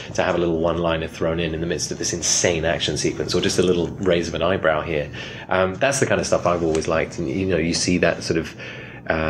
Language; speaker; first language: English; native; English